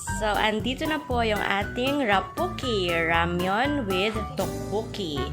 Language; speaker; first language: Filipino; native; Filipino